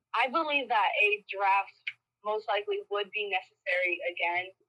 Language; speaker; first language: English; early bilingual, other home language; Spanish